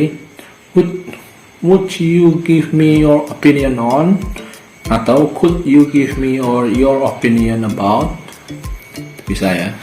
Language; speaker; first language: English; non-native, fluent; Indonesian